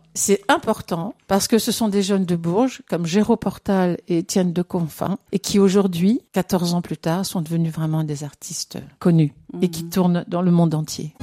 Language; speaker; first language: French; native; French